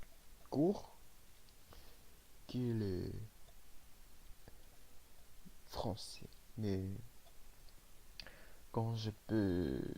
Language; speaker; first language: French; non-native, learner; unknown